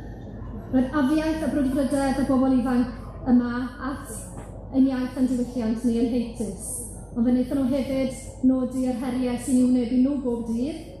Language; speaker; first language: Welsh; native; Welsh